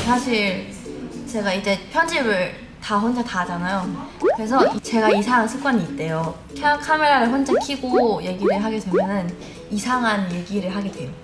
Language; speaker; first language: Korean; non-native, fluent; Thai